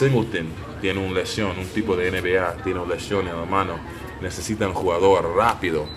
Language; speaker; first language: Spanish; non-native, learner; English